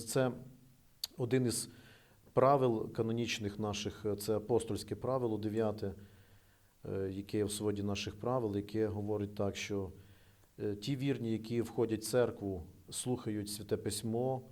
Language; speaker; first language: Ukrainian; native; Ukrainian